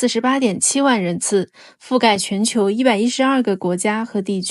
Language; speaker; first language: Chinese; native; Chinese